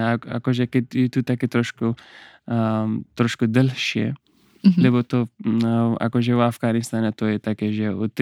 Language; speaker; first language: Slovak; non-native, learner; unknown